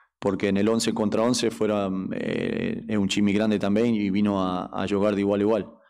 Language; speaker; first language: Spanish; native; Spanish